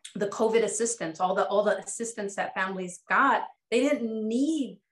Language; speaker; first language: English; native; English